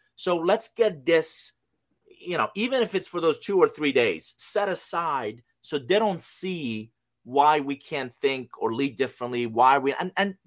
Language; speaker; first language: English; non-native, fluent; Persian